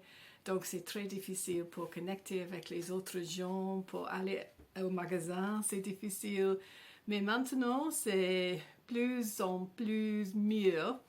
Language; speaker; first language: French; non-native, learner; English